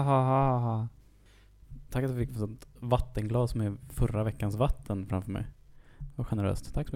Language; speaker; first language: Swedish; native; Swedish